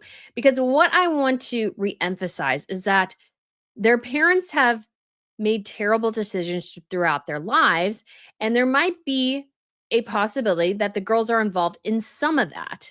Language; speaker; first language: English; native; English